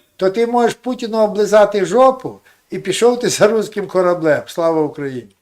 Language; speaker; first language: Russian; non-native, local second language; Ukrainian